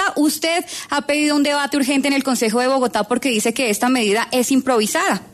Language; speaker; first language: Spanish; native; Spanish